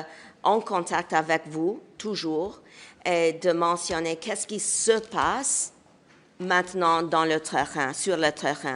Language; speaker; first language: French; non-native, local second language; English